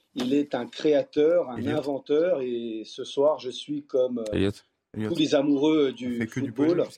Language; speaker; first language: French; early bilingual, other home language; Portuguese